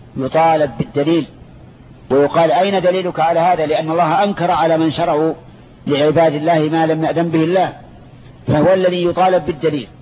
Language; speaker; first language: Arabic; native; Arabic